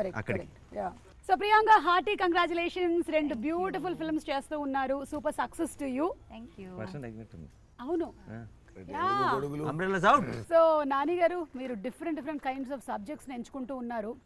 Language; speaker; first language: Telugu; native; Telugu